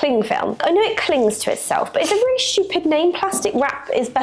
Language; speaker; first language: English; native; English